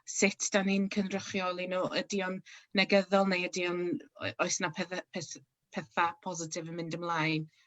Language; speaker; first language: Welsh; non-native, local second language; English